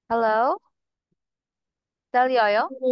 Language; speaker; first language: Korean; non-native, fluent; English